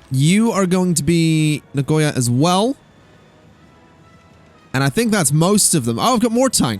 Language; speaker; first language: English; native; English